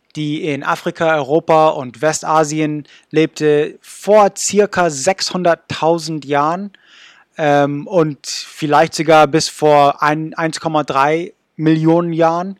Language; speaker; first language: German; non-native, fluent; English